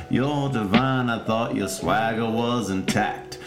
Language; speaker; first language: English; native; English